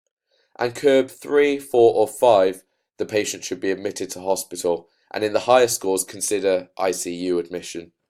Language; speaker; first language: English; native; English